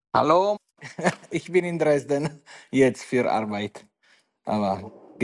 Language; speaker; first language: German; non-native, learner; Italian